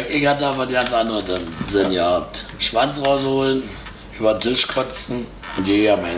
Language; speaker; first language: German; native; German